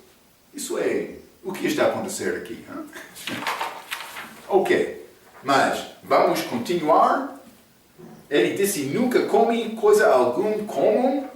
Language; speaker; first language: Portuguese; non-native, fluent; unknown